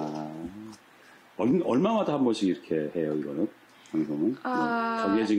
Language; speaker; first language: Korean; native; Korean